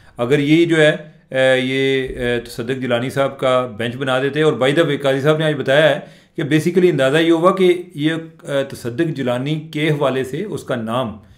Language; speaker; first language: Urdu; non-native, local second language; Punjabi